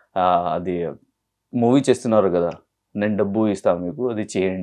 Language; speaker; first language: Telugu; non-native, learner; Hindi